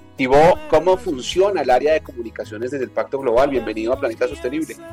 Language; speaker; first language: Spanish; native; Spanish